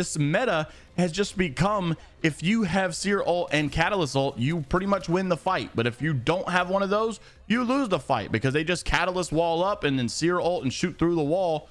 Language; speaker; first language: English; native; English